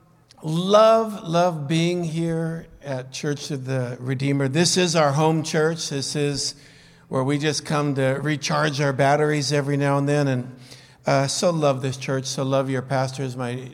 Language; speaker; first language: English; native; English